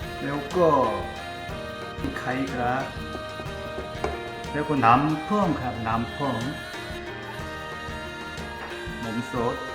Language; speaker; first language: Thai; non-native, learner; Korean